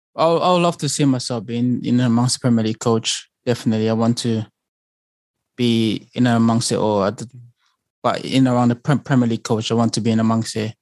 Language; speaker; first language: English; early bilingual, other home language; Lingala